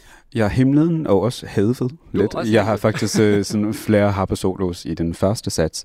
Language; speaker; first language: Danish; non-native, fluent; English